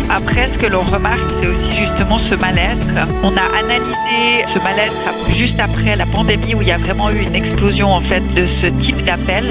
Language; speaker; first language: French; native; French